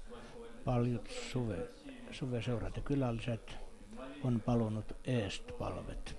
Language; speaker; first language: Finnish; non-native, learner; Estonian